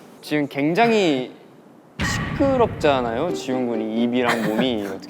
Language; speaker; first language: Korean; native; Korean